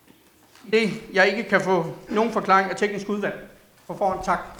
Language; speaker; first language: Danish; native; Danish